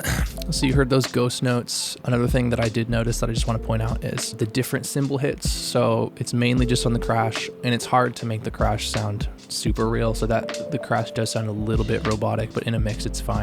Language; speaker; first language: English; native; English